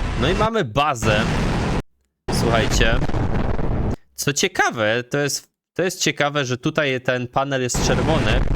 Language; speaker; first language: Polish; native; Polish